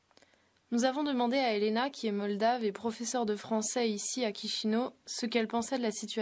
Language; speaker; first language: French; native; French